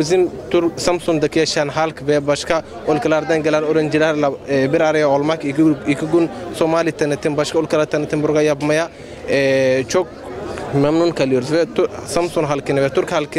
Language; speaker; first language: Turkish; non-native, learner; Somali